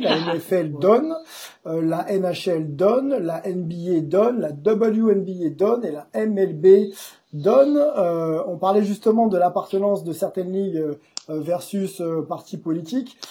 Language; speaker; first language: French; native; French